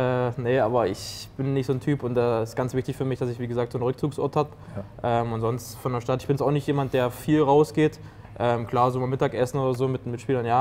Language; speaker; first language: German; native; German